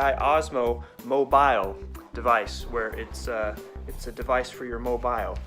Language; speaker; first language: English; native; English